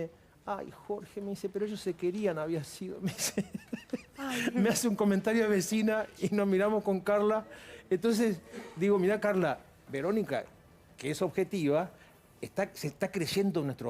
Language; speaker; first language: Spanish; native; Spanish